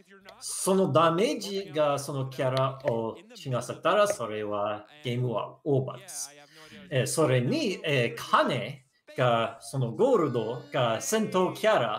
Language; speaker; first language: Japanese; non-native, learner; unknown